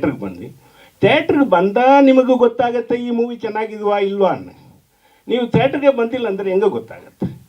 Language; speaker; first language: Kannada; non-native, fluent; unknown